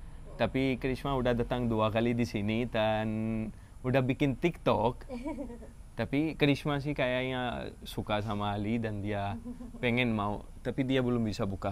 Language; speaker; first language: Indonesian; non-native, fluent; Urdu